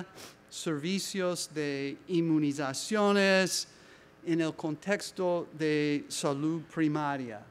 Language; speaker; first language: Spanish; non-native, learner; English